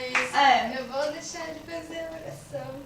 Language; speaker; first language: Portuguese; non-native, local second language; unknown